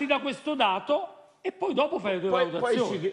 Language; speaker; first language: Italian; native; Italian